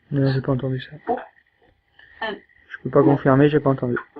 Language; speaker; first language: French; native; French